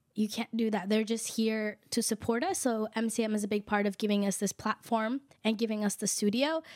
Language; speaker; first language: English; early bilingual, other home language; Kʼicheʼ